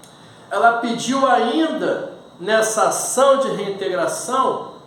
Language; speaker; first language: Portuguese; native; Portuguese